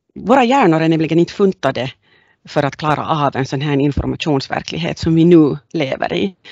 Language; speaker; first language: Swedish; native; Swedish